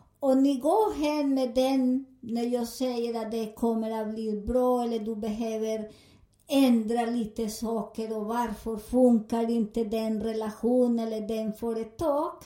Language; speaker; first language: Swedish; non-native, learner; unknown